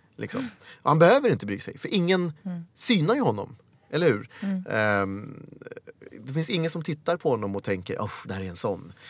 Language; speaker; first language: Swedish; early bilingual, other home language; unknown